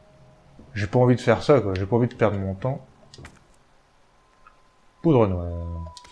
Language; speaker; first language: French; native; French